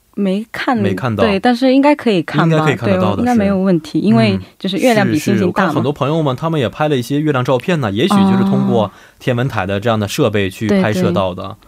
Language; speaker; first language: Chinese; native; Chinese